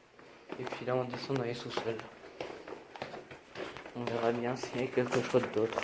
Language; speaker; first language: French; native; French